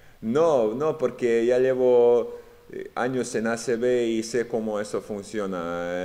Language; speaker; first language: Spanish; non-native, fluent; Serbian